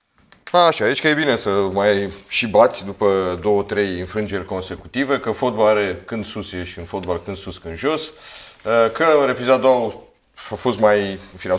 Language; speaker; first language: Romanian; native; Romanian